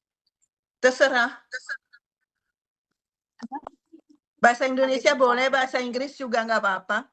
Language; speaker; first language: Indonesian; non-native, fluent; French